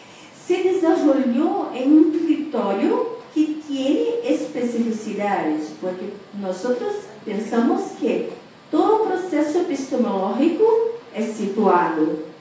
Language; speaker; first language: Spanish; non-native, fluent; Portuguese